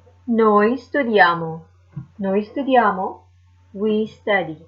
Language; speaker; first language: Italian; non-native, fluent; English